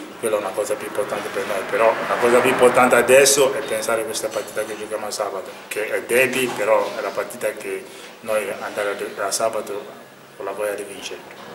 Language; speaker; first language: Italian; non-native, learner; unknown